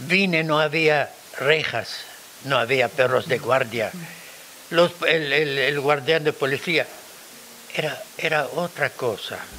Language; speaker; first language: Spanish; non-native, fluent; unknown